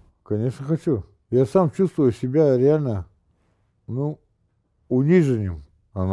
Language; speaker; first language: Russian; native; Russian